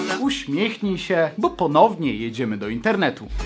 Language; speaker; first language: Polish; native; Polish